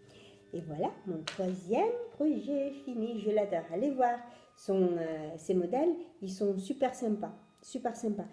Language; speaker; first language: French; non-native, fluent; Italian